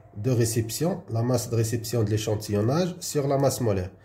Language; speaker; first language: French; non-native, local second language; Arabic